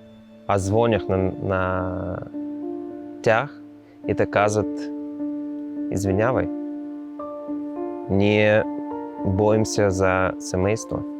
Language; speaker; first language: Bulgarian; non-native, learner; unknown